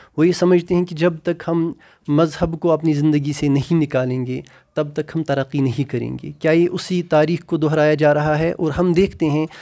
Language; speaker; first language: Urdu; non-native, local second language; Kashmiri